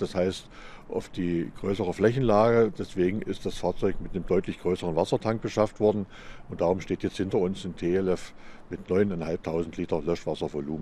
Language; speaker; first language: German; native; German